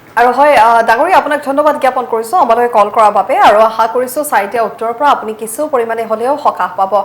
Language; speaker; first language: Assamese; native; Assamese